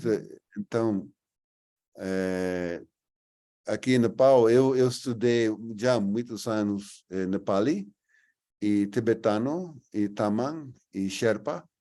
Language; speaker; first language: Portuguese; non-native, fluent; English